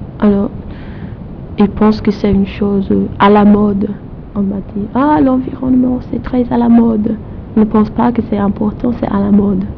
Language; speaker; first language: French; non-native, fluent; English